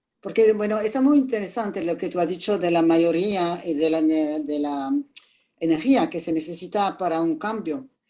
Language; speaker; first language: Spanish; non-native, fluent; French